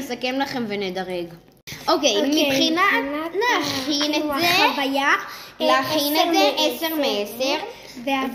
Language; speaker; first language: Hebrew; native; Hebrew